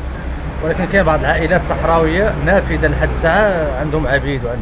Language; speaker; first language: Arabic; native; Arabic